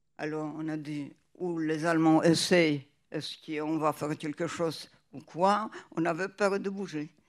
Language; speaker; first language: French; non-native, fluent; Polish